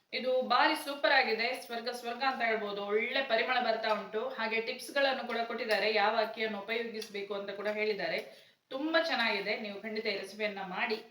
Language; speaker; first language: Kannada; non-native, local second language; Konkani